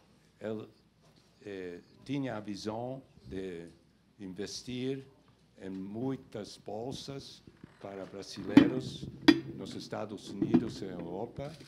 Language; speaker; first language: Portuguese; non-native, learner; Spanish